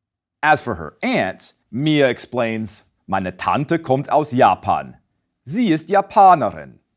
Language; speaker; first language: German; non-native, fluent; English